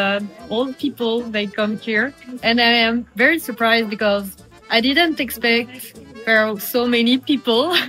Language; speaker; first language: English; non-native, learner; French